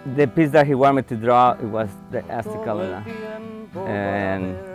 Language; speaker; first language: English; non-native, fluent; Spanish